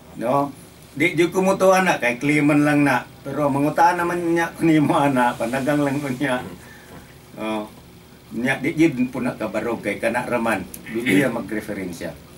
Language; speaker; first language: Cebuano; native; Cebuano